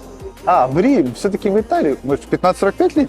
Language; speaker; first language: Russian; native; Russian